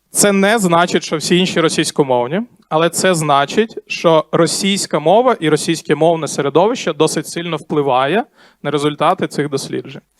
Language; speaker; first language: Ukrainian; non-native, local second language; Russian